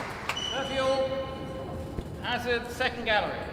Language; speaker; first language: English; native; English